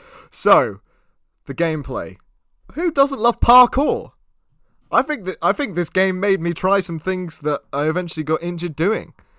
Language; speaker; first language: English; native; English